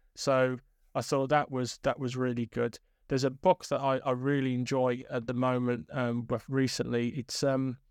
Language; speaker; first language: English; native; English